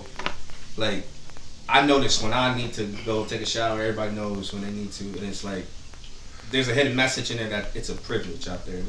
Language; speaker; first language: English; native; English